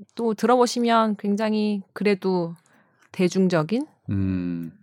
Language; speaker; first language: Korean; native; Korean